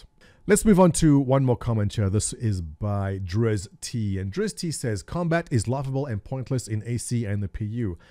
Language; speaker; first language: English; native; English